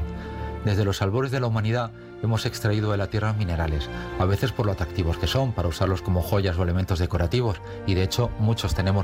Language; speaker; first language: Spanish; native; Spanish